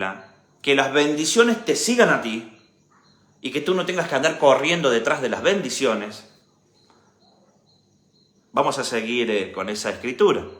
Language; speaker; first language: Spanish; native; Spanish